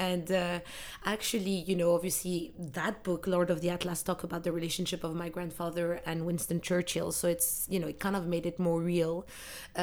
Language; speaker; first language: English; non-native, fluent; Arabic